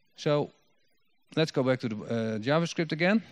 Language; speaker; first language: English; non-native, fluent; Dutch